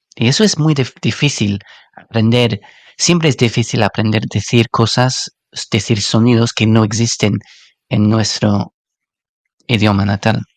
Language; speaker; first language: Spanish; non-native, fluent; English